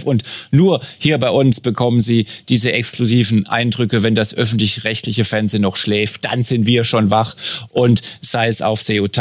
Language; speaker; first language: German; native; German